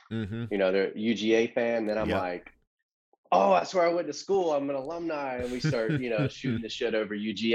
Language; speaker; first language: English; native; English